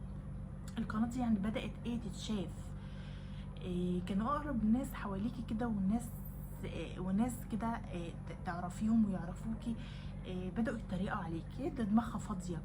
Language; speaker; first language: Arabic; native; Arabic